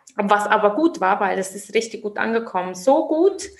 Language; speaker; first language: German; native; German